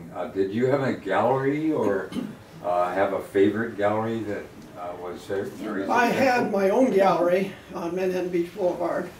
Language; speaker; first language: English; native; English